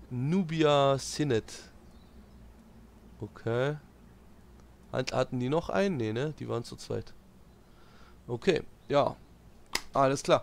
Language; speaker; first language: German; native; German